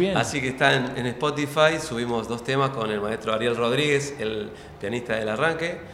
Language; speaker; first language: Spanish; native; Spanish